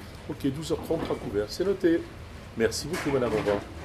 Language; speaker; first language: French; native; French